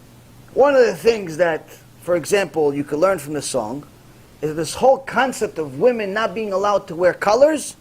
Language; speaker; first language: English; non-native, fluent; Hebrew